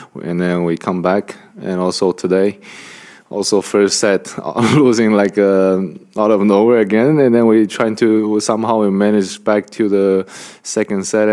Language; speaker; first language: English; non-native, fluent; Chinese